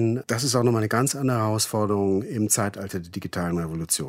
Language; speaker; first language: German; native; German